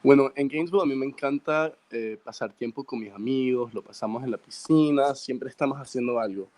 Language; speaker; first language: Spanish; early bilingual, heritage; Spanish